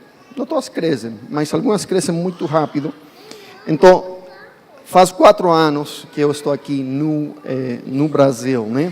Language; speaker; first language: Portuguese; non-native, fluent; English